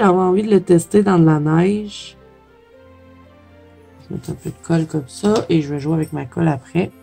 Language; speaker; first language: French; native; French